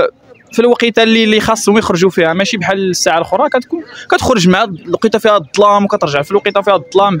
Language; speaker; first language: Arabic; native; Arabic